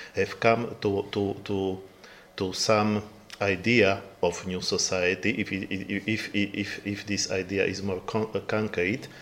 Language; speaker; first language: English; non-native, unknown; Slovak